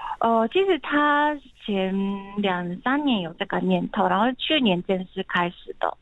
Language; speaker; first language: Chinese; non-native, fluent; Japanese